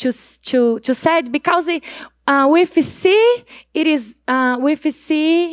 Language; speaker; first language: English; non-native, learner; Portuguese